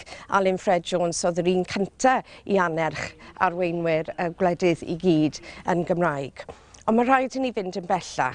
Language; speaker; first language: Welsh; non-native, local second language; English